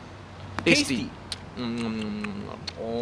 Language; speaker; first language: English; non-native, learner; Korean